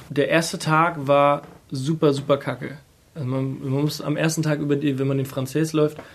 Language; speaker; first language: German; native; German